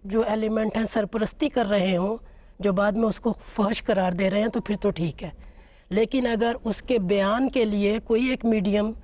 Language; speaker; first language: Urdu; native; Urdu